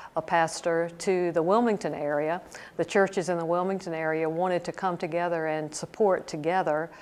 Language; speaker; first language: English; native; English